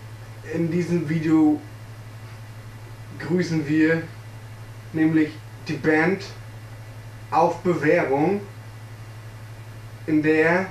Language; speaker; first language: German; native; German